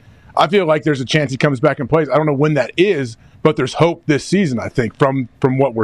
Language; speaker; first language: English; native; English